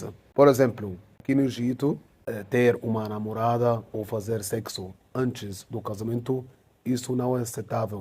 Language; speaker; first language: Portuguese; non-native, fluent; Arabic